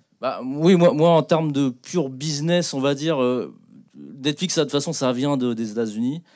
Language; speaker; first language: French; native; French